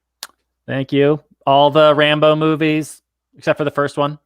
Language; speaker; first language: English; native; English